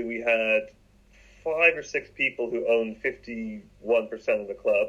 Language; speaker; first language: English; native; English